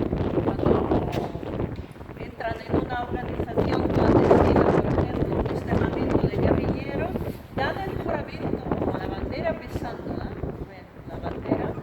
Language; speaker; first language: Spanish; non-native, fluent; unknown